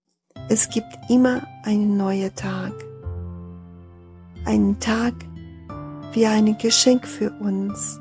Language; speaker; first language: German; non-native, fluent; Portuguese